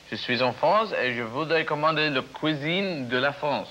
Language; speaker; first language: French; non-native, learner; English